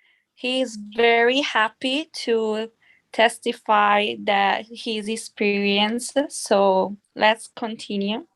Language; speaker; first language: English; non-native, fluent; Italian